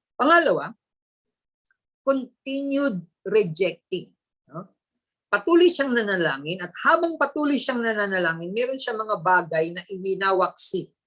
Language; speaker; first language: Filipino; native; Filipino